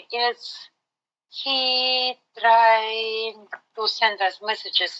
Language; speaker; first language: English; non-native, learner; Russian